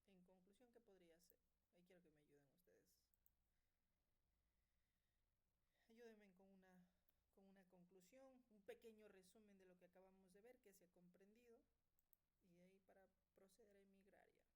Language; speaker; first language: Spanish; native; Spanish